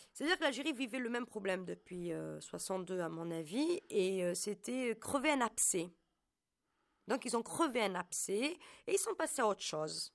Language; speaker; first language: French; native; French